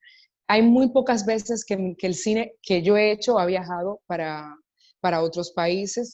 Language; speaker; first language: Spanish; native; Spanish